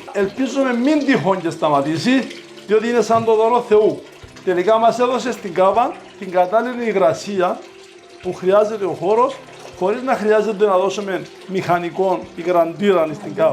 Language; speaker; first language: Greek; native; Greek